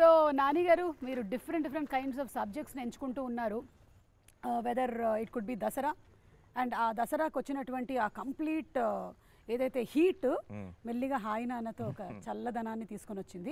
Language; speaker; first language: Telugu; native; Telugu